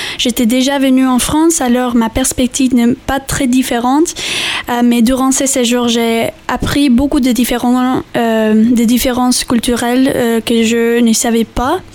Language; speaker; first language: French; non-native, learner; Spanish